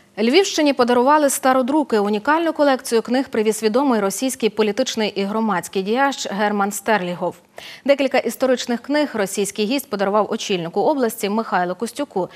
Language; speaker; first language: Ukrainian; native; Ukrainian